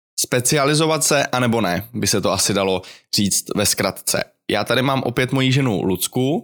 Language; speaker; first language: Czech; native; Czech